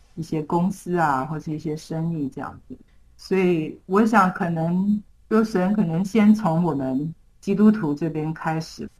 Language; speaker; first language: Chinese; native; Chinese